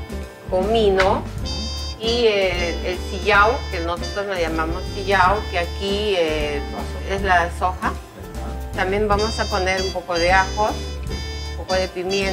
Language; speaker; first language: Spanish; native; Spanish